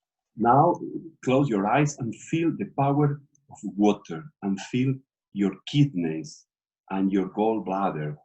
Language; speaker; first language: English; non-native, learner; Portuguese